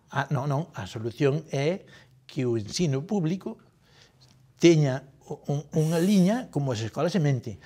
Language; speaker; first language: Galician; native; Galician